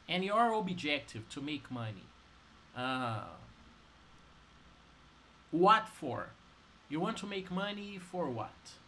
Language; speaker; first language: English; non-native, fluent; Portuguese